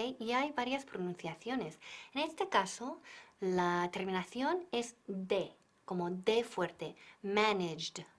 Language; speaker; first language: Spanish; non-native, fluent; English